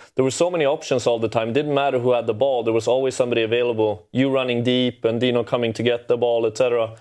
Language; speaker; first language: English; non-native, fluent; Swedish